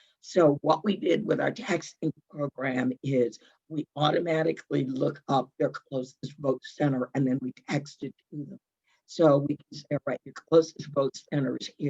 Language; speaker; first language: English; native; English